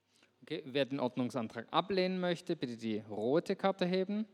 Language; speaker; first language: German; native; German